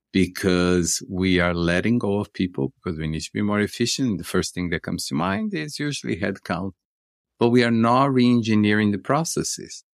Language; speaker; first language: English; non-native, fluent; Portuguese